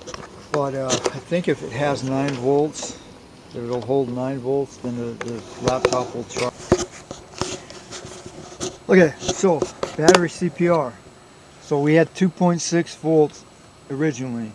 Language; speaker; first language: English; native; English